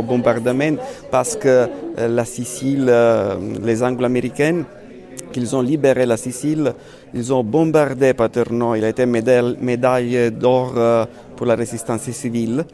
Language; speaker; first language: French; non-native, fluent; Italian